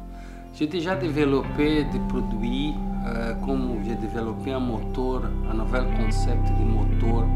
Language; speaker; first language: French; non-native, fluent; Portuguese